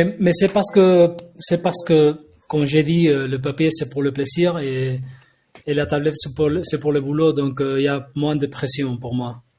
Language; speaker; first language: French; non-native, fluent; Spanish